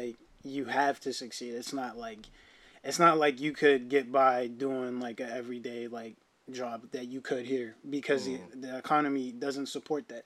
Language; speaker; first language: English; early bilingual, other home language; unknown